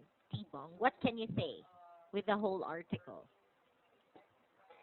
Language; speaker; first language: English; non-native, local second language; Filipino